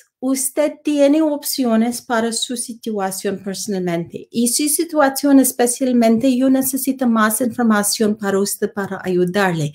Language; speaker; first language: Spanish; non-native, learner; English